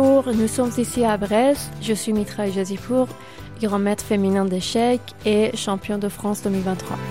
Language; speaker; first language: French; non-native, fluent; Persian